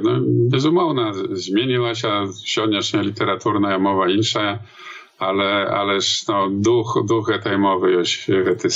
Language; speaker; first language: Polish; non-native, learner; Belarusian